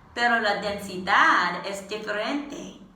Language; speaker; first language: Spanish; non-native, learner; English